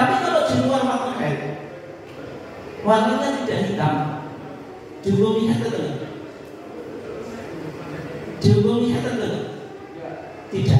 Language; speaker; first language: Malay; non-native, local second language; Javanese